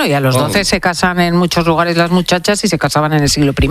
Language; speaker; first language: Spanish; native; Spanish